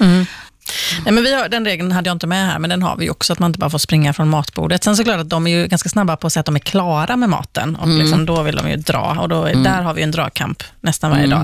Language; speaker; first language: Swedish; native; Swedish